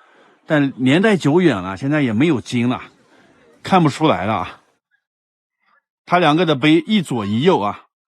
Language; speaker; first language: Chinese; native; Chinese